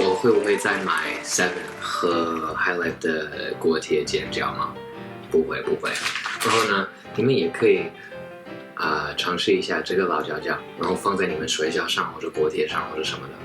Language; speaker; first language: Chinese; non-native, fluent; English